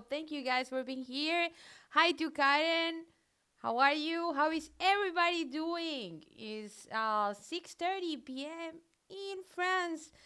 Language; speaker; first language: English; non-native, fluent; Spanish